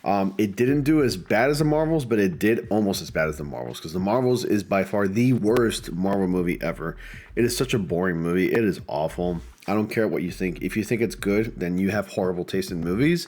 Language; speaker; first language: English; native; English